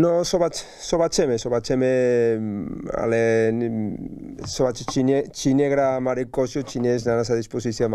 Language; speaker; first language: Polish; non-native, learner; Spanish